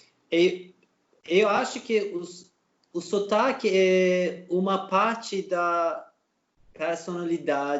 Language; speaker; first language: Portuguese; non-native, learner; Turkish